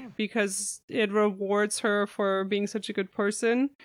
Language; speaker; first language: English; non-native, fluent; German